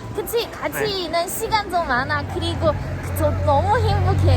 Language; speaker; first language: Korean; non-native, learner; Chinese